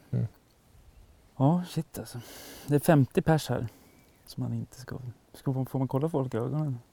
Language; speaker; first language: Swedish; native; Swedish